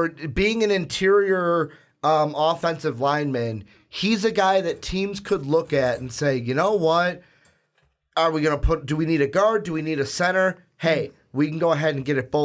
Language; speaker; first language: English; native; English